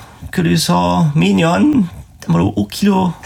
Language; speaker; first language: Korean; non-native, learner; German